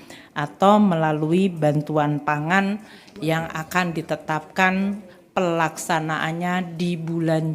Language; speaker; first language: Indonesian; native; Indonesian